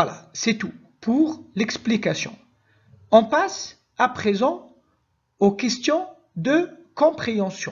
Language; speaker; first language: French; non-native, local second language; Arabic